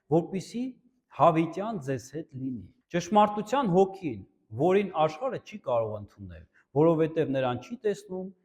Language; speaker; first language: Armenian; native; Armenian